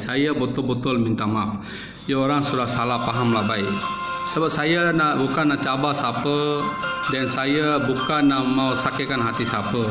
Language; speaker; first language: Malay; non-native, learner; Bangla